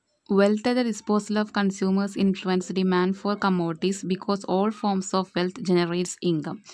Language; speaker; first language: English; non-native, local second language; Malayalam